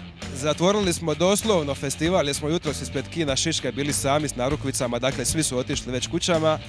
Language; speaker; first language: Croatian; native; Croatian